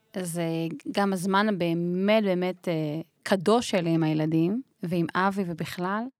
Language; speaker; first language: Hebrew; native; Hebrew